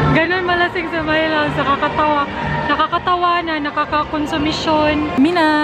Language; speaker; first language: Filipino; non-native, local second language; Cebuano